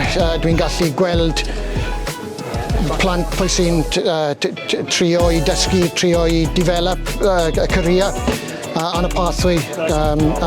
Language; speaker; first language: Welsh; non-native, learner; English